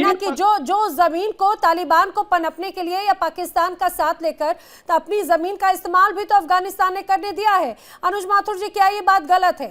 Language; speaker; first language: Hindi; native; Hindi